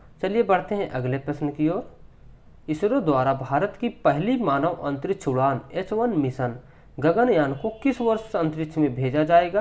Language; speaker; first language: Hindi; native; Hindi